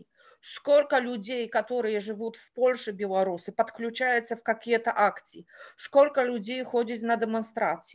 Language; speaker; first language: Russian; non-native, fluent; Polish